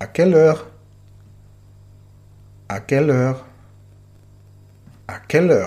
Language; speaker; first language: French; non-native, fluent; German